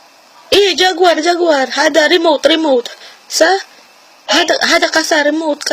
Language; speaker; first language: Arabic; non-native, learner; Filipino